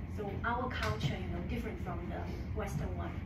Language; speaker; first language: English; non-native, learner; Chinese